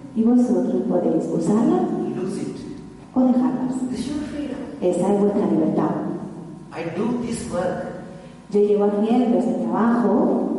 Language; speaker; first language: Spanish; non-native, fluent; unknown